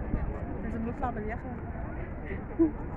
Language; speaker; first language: Arabic; native; Arabic